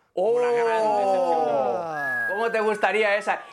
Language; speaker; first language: Spanish; native; Spanish